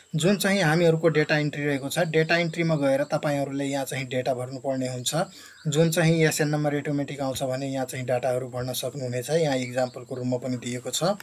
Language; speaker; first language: Nepali; native; Nepali